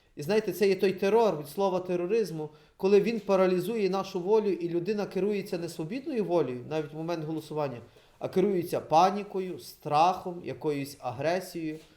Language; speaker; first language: Ukrainian; native; Ukrainian